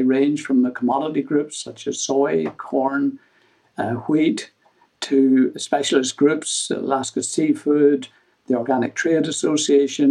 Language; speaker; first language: English; native; English